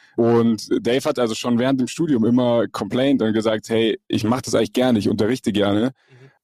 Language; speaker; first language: German; native; German